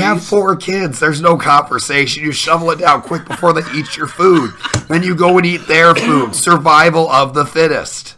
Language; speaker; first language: English; native; English